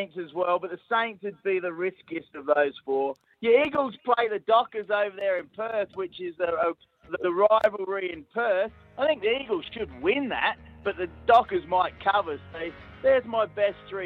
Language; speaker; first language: English; native; English